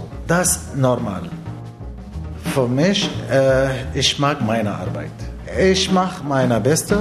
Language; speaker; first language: German; non-native, learner; Arabic